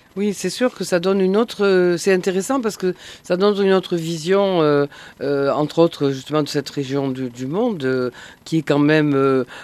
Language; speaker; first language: French; native; French